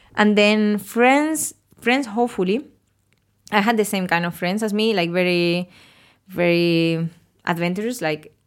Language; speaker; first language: English; non-native, fluent; Spanish